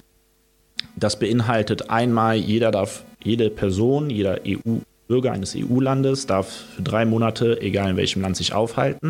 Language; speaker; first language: German; early bilingual, other home language; Romanian